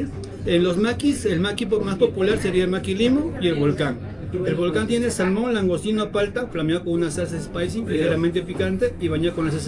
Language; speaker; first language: Spanish; native; Spanish